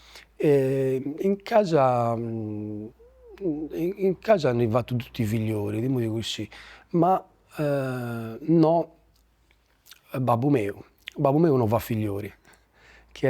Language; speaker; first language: Italian; native; Italian